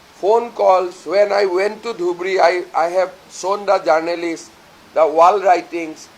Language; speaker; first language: English; non-native, local second language; Assamese